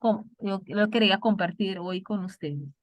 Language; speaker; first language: Spanish; non-native, learner; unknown